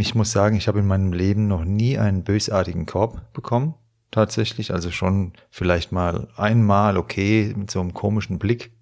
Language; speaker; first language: German; native; German